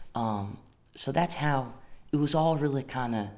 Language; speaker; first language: English; native; English